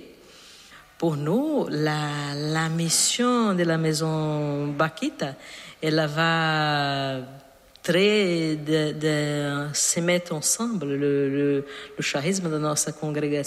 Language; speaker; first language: French; non-native, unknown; Portuguese